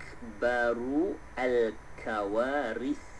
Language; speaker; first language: Arabic; non-native, fluent; Malay